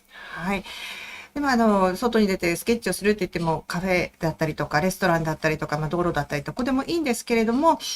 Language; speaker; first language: Japanese; native; Japanese